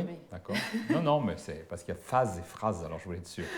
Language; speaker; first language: French; native; French